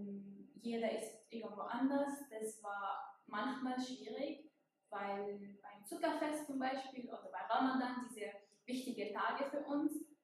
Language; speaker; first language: German; non-native, fluent; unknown